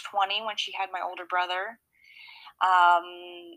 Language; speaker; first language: English; native; English